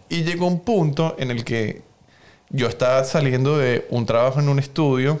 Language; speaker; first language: Spanish; native; Spanish